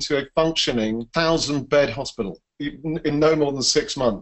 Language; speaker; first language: English; native; English